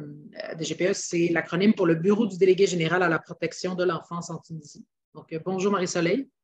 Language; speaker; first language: French; native; French